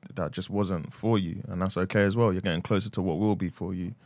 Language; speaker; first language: English; native; English